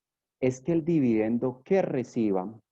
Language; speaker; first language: Spanish; native; Spanish